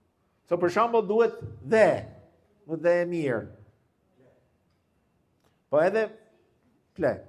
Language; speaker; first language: Albanian; non-native, fluent; English